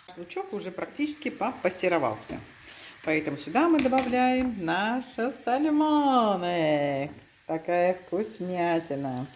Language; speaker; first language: Russian; native; Russian